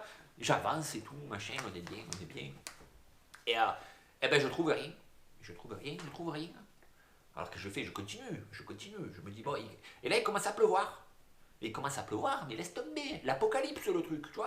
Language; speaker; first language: French; native; French